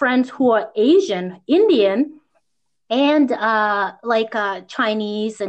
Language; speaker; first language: English; native; English